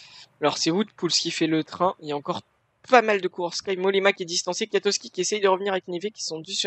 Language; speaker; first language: French; native; French